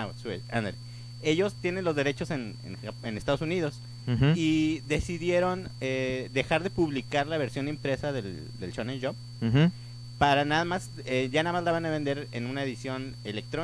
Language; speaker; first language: Spanish; native; Spanish